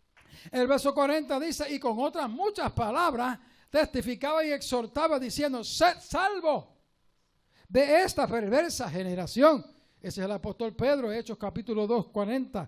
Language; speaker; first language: Spanish; native; Spanish